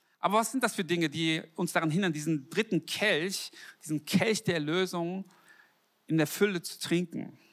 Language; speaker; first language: German; early bilingual, other home language; Korean